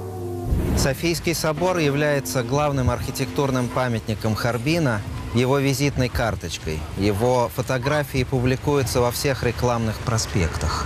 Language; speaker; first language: Russian; native; Russian